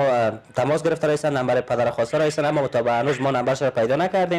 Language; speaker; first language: Persian; native; Persian